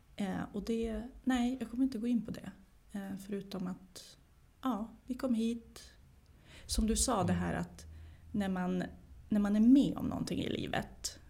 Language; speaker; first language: Swedish; early bilingual, other home language; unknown